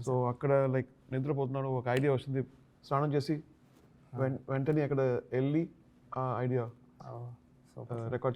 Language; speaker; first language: Telugu; non-native, local second language; Tamil